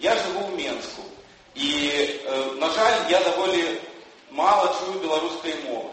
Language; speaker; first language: Belarusian; non-native, fluent; Lithuanian